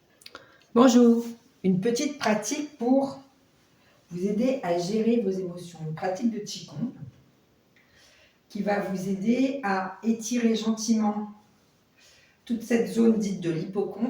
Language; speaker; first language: French; native; French